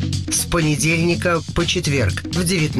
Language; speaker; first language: Russian; native; Russian